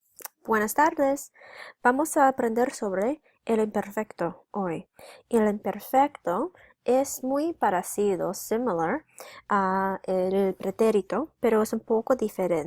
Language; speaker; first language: Spanish; non-native, fluent; English